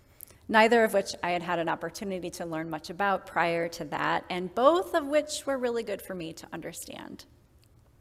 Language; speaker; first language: English; native; English